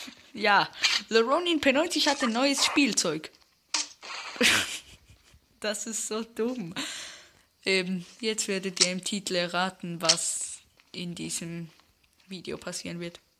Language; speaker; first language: German; native; German